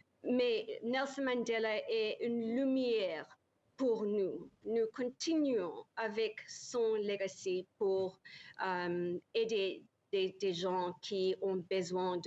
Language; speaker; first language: French; non-native, learner; English